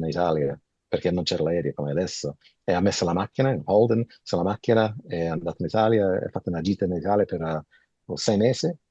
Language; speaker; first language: Italian; early bilingual, heritage; Italian